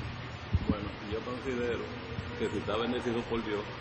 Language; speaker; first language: Spanish; native; Spanish